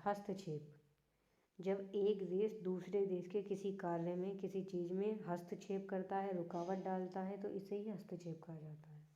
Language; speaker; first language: Hindi; native; Hindi